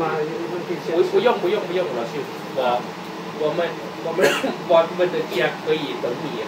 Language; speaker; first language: Chinese; non-native, learner; Thai